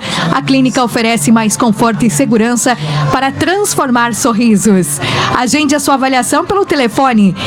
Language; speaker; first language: Portuguese; native; Portuguese